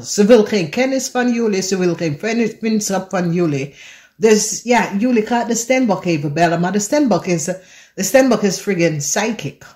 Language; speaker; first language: Dutch; non-native, learner; English